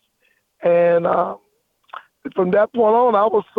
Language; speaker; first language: English; native; English